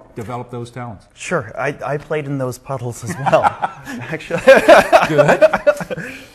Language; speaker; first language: English; native; English